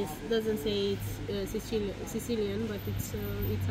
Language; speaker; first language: English; non-native, fluent; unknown